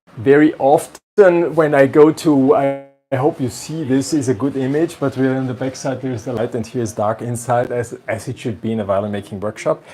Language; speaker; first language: English; non-native, fluent; German